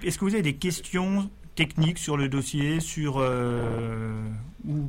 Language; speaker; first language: French; native; French